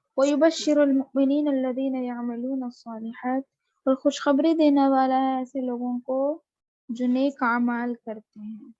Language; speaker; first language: Urdu; native; Urdu